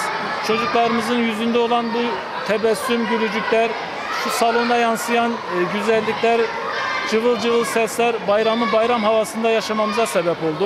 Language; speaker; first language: Turkish; native; Turkish